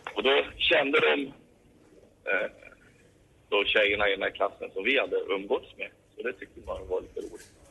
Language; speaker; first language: Swedish; native; Swedish